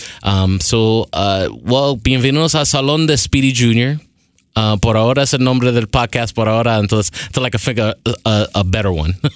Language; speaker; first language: Spanish; early bilingual, other home language; English